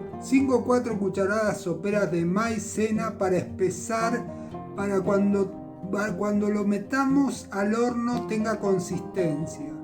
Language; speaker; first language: Spanish; native; Spanish